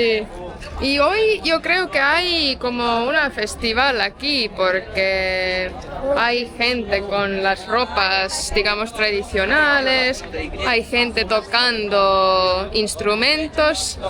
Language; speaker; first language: Spanish; non-native, fluent; Estonian